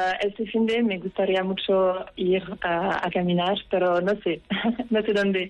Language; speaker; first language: Spanish; non-native, fluent; Dutch